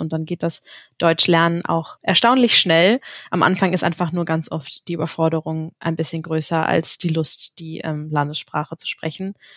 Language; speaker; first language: German; native; German